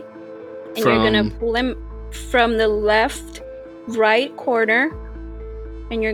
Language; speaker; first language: English; non-native, fluent; Spanish